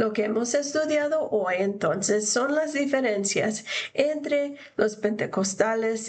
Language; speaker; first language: Spanish; non-native, fluent; English